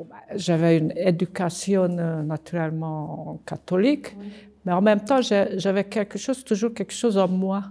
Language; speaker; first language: French; non-native, fluent; Hungarian